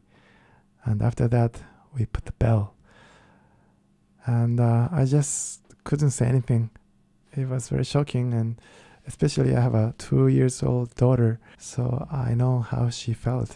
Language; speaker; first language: English; non-native, fluent; Japanese